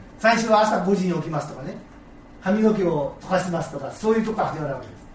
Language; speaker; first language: Japanese; native; Japanese